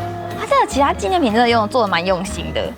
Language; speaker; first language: Chinese; native; Chinese